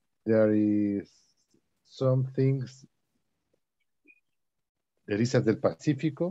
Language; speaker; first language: English; non-native, learner; Spanish